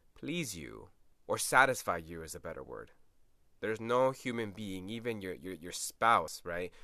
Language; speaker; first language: English; early bilingual, other home language; Spanish